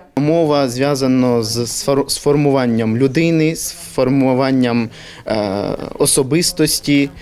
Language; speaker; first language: Ukrainian; non-native, local second language; Turkish